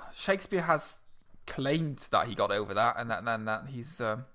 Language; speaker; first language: English; non-native, fluent; Luxembourgish